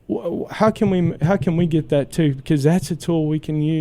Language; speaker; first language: English; native; English